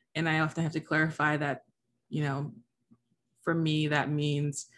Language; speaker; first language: English; early bilingual, other home language; Haitian Creole